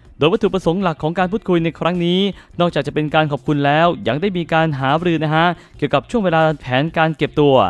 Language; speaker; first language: Thai; native; Thai